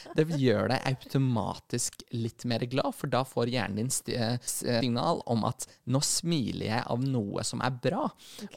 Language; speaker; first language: Norwegian; early bilingual, other home language; Arabic